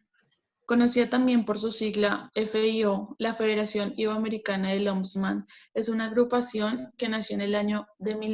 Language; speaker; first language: Spanish; native; Spanish